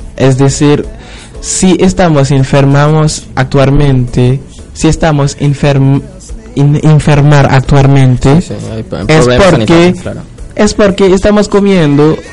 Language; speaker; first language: Spanish; non-native, learner; Haitian Creole